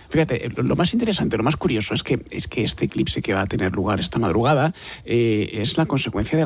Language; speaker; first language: Spanish; native; Spanish